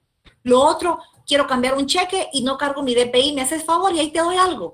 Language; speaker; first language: Spanish; native; Spanish